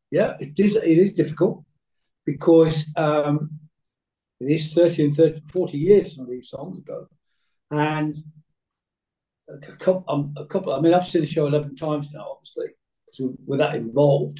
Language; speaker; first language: English; native; English